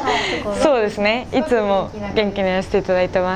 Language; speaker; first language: Japanese; native; Japanese